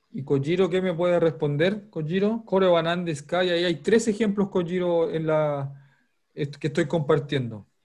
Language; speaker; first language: Spanish; native; Spanish